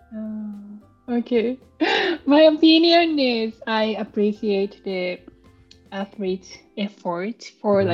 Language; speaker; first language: English; non-native, learner; Japanese